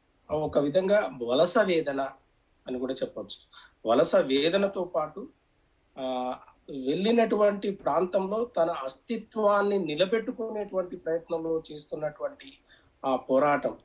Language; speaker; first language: Telugu; native; Telugu